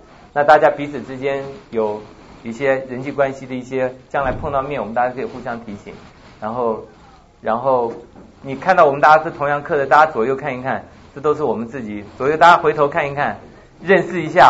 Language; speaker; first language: Chinese; native; Chinese